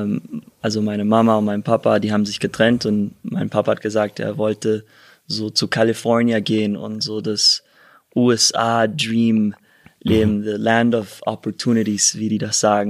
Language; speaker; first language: German; early bilingual, heritage; German